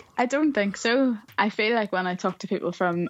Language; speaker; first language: English; native; English